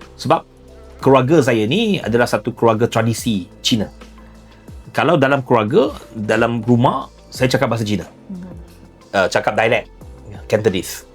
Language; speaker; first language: Malay; non-native, local second language; Chinese